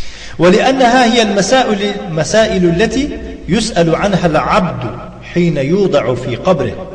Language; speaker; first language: Arabic; non-native, fluent; Tajik